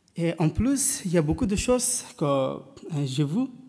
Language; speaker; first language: French; non-native, learner; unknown